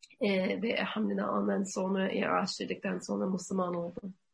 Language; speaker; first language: Turkish; non-native, learner; English